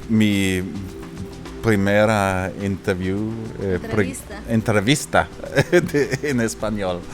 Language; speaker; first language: Spanish; non-native, learner; Danish